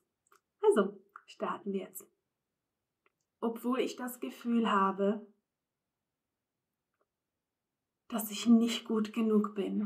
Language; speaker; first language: German; non-native, fluent; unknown